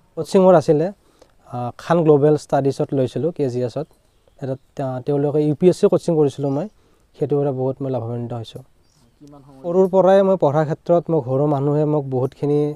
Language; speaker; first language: Assamese; native; Assamese